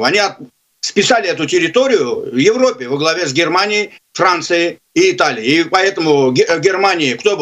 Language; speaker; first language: Russian; non-native, local second language; Azerbaijani